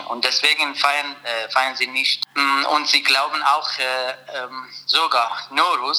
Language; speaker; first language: German; non-native, learner; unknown